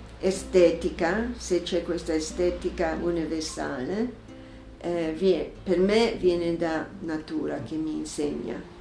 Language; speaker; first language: Italian; non-native, fluent; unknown